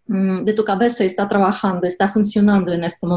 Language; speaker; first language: Spanish; non-native, fluent; Russian